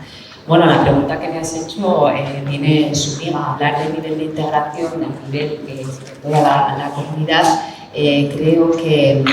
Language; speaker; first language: Spanish; native; Spanish